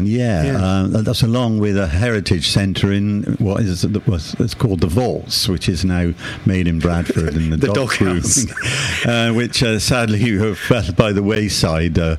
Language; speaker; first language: English; native; English